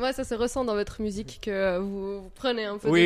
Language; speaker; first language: French; native; French